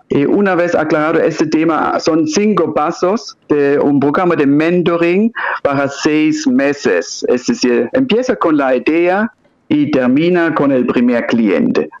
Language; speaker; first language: Spanish; non-native, fluent; German